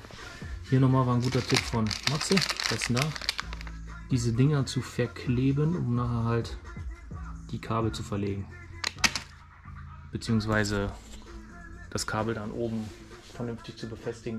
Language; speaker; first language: German; native; German